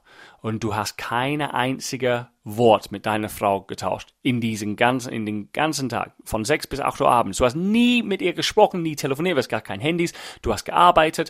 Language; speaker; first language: German; non-native, fluent; English